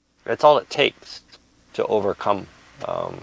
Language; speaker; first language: English; native; English